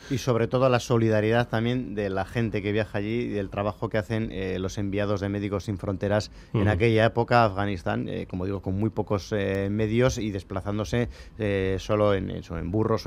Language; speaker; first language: Spanish; native; Spanish